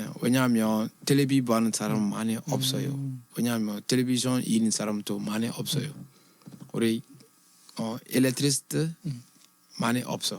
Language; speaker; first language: Korean; non-native, learner; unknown